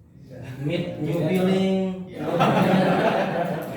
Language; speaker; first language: English; non-native, fluent; Indonesian